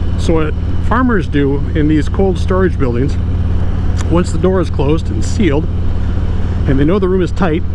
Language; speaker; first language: English; native; English